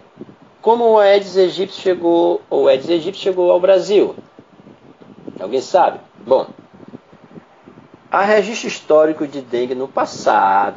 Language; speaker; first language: Portuguese; native; Portuguese